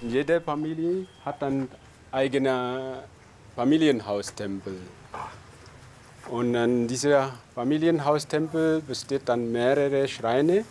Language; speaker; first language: German; non-native, fluent; Balinese